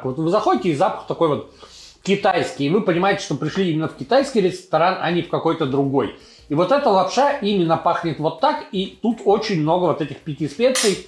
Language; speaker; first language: Russian; native; Russian